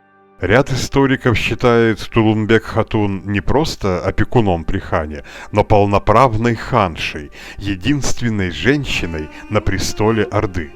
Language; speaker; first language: Russian; native; Russian